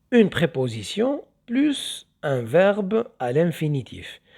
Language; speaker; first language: French; non-native, local second language; Arabic